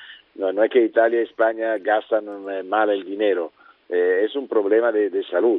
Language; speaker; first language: Spanish; non-native, fluent; Italian